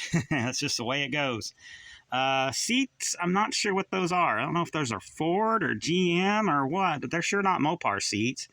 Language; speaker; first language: English; native; English